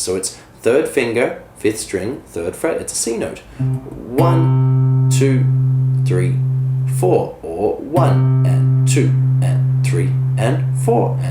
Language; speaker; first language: English; native; English